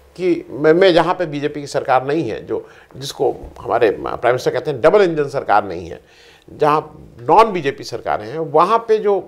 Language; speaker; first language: Hindi; native; Hindi